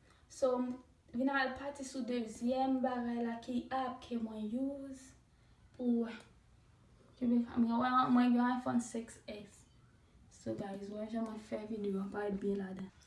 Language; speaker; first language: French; non-native, learner; Haitian Creole